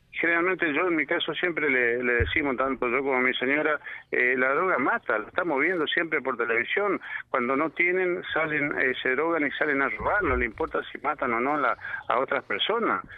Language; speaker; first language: Spanish; native; Spanish